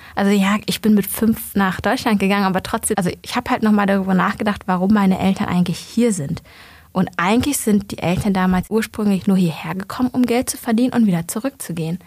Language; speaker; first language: German; early bilingual, other home language; Vietnamese